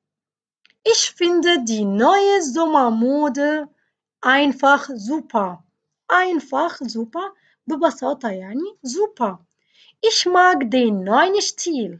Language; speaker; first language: German; non-native, fluent; Arabic